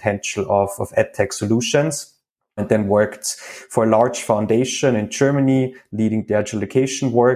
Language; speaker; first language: English; non-native, fluent; German